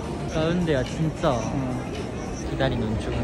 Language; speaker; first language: Korean; non-native, learner; Japanese